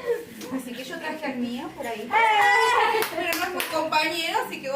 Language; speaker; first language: Spanish; native; Spanish